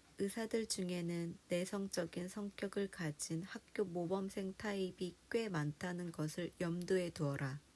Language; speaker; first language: Korean; native; Korean